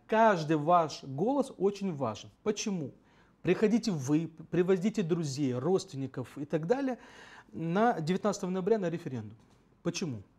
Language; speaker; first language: Russian; native; Russian